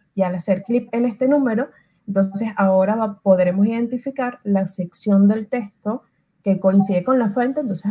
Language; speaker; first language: Spanish; native; Spanish